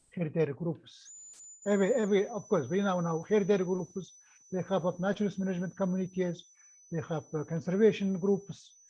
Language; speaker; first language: English; non-native, learner; Mongolian